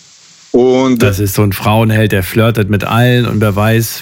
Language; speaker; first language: German; native; German